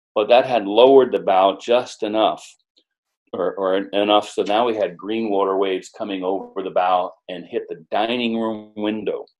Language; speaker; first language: English; native; English